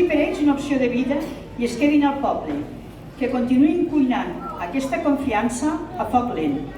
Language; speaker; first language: Catalan; native; Catalan